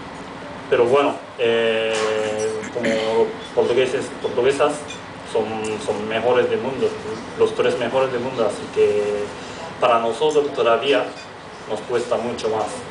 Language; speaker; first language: Spanish; non-native, fluent; Japanese